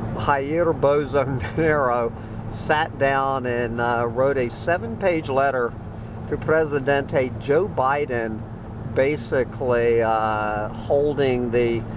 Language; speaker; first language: English; native; English